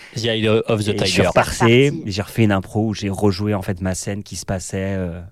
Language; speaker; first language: French; native; French